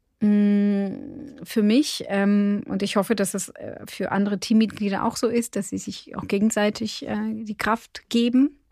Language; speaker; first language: German; non-native, fluent; Russian